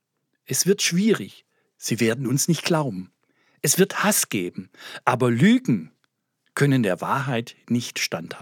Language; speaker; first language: German; native; German